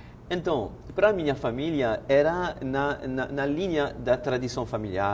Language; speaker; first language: Portuguese; non-native, fluent; French